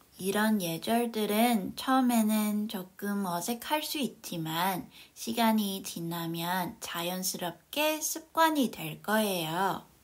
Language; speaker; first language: Korean; non-native, fluent; Cantonese